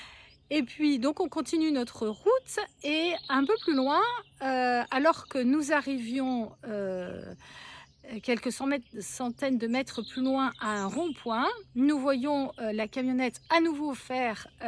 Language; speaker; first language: French; native; French